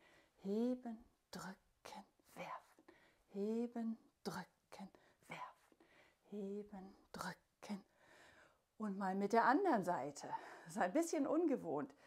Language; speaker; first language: German; native; German